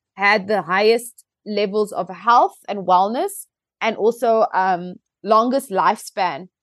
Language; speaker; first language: English; native; English